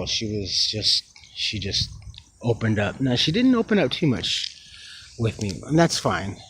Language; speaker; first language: English; native; English